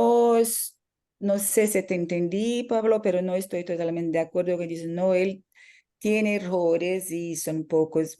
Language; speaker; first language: Spanish; non-native, fluent; Portuguese